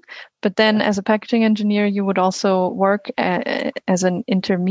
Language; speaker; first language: English; non-native, fluent; German